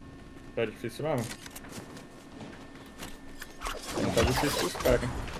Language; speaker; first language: Portuguese; native; Portuguese